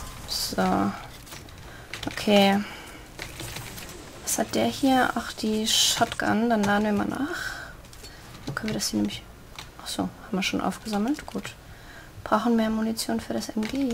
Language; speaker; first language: German; native; German